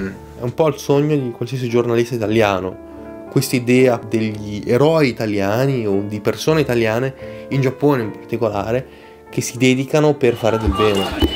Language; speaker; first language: Italian; native; Italian